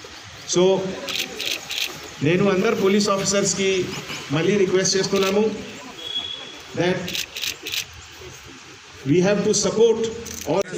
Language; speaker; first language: Telugu; non-native, fluent; Hindi